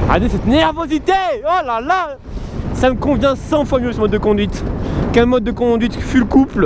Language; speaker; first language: French; native; French